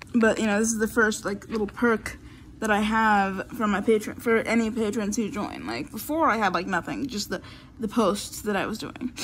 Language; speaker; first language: English; native; English